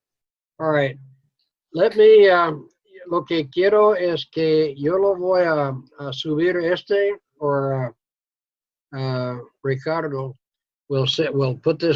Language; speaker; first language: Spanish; non-native, fluent; English